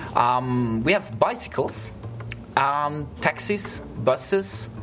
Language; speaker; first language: English; non-native, fluent; German